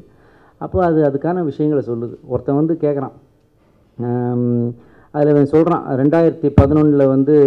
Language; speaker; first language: Tamil; native; Tamil